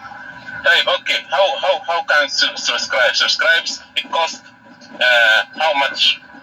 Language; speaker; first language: English; non-native, learner; Arabic